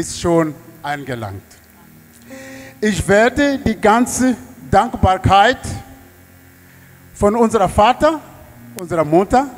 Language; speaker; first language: German; non-native, learner; Portuguese